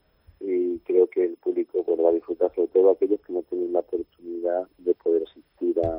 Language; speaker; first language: Spanish; native; Spanish